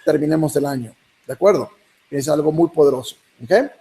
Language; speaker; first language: Spanish; early bilingual, other home language; English